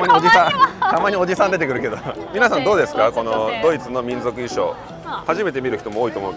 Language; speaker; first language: Japanese; native; Japanese